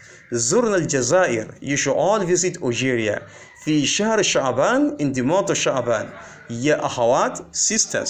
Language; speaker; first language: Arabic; non-native, fluent; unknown